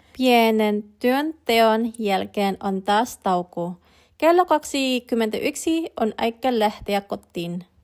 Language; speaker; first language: Finnish; non-native, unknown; Filipino